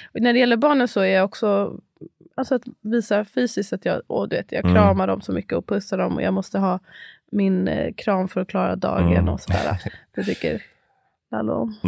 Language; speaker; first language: Swedish; native; Swedish